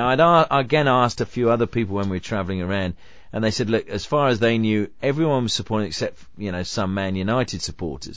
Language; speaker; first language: English; native; English